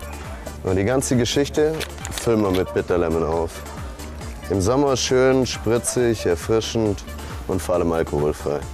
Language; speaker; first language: German; native; German